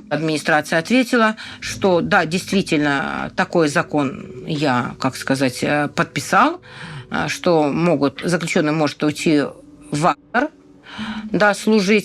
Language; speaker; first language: Russian; native; Russian